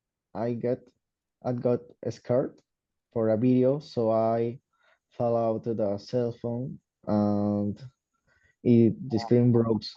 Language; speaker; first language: English; non-native, learner; Spanish